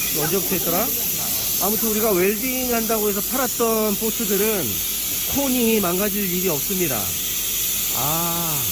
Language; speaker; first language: Korean; native; Korean